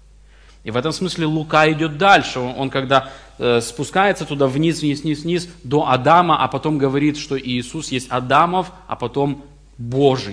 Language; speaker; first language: Russian; native; Russian